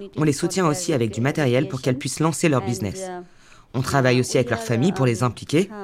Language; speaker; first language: French; non-native, fluent; Bangla